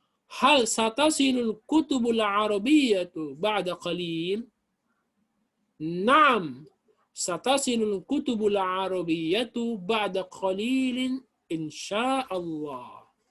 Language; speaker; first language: Arabic; non-native, fluent; Indonesian